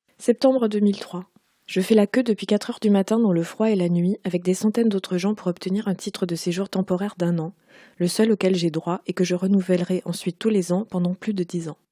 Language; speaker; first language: French; native; French